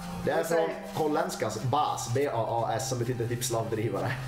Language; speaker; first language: Swedish; native; Swedish